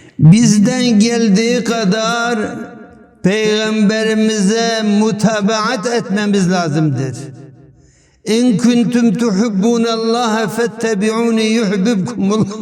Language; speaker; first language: Turkish; non-native, local second language; Kurdish